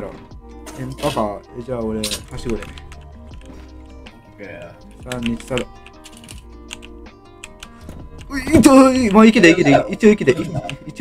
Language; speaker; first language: Japanese; native; Japanese